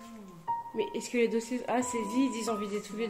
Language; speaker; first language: French; native; French